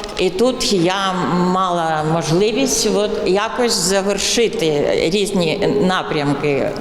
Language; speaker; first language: Ukrainian; non-native, local second language; Russian